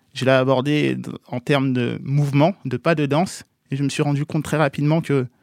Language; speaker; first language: French; native; French